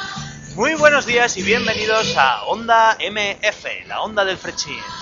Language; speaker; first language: Spanish; native; Spanish